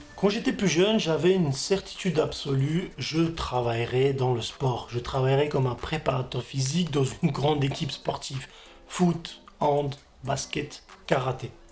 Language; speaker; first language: French; non-native, fluent; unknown